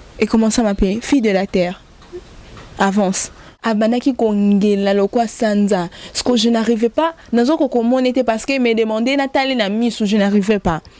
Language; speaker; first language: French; non-native, local second language; Lingala